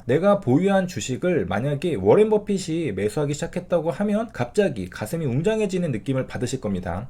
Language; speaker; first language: Korean; native; Korean